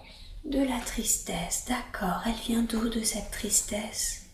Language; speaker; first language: French; native; French